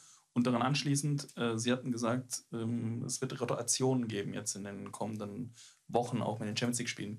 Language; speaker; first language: German; native; German